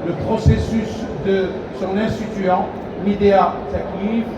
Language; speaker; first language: French; non-native, local second language; Arabic